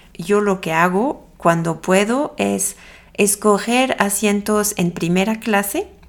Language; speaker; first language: Spanish; non-native, fluent; French